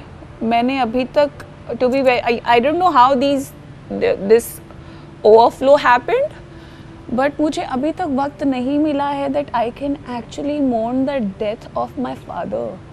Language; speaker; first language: English; non-native, local second language; Hindi